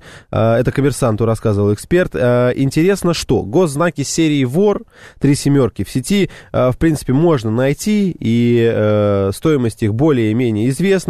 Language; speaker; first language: Russian; native; Russian